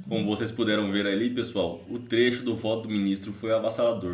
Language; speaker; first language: Portuguese; native; Portuguese